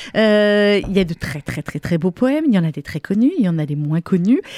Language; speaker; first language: French; native; French